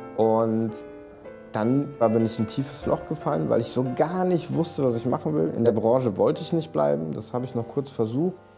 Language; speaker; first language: German; early bilingual, other home language; Czech